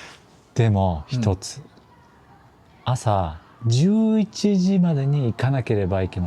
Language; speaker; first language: Japanese; non-native, fluent; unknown